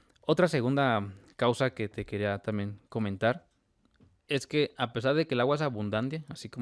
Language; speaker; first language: Spanish; native; Spanish